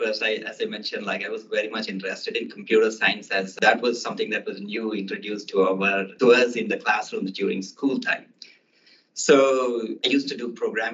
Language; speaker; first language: English; non-native, local second language; Telugu